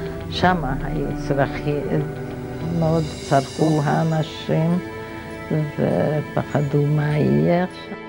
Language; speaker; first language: Hebrew; non-native, fluent; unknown